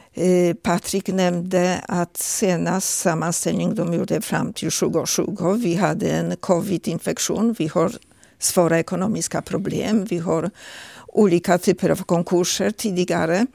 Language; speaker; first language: Swedish; non-native, fluent; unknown